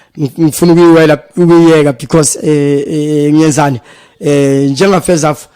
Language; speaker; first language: Zulu; native; Zulu